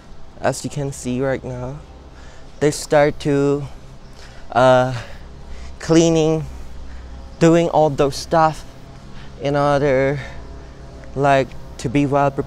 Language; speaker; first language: English; non-native, learner; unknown